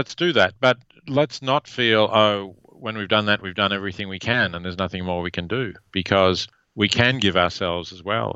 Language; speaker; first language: English; native; English